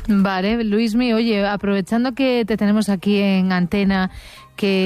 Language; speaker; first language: Spanish; native; Spanish